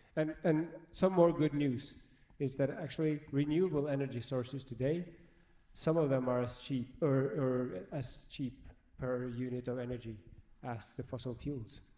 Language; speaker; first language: English; non-native, fluent; Norwegian